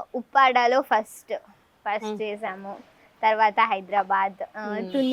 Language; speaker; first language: Telugu; non-native, learner; Kannada